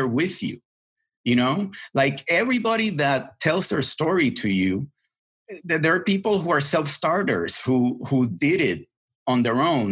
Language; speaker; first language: English; non-native, fluent; Spanish